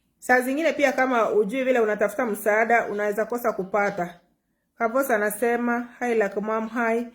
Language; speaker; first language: Swahili; non-native, local second language; Gusii